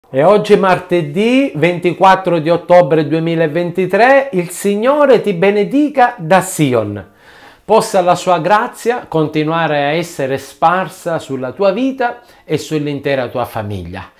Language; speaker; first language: Italian; native; Italian